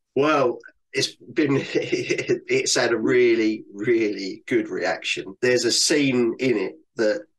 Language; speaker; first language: English; native; English